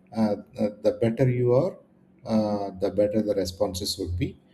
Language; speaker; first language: English; non-native, local second language; Telugu